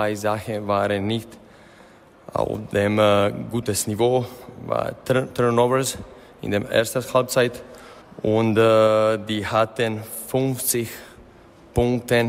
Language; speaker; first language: German; non-native, fluent; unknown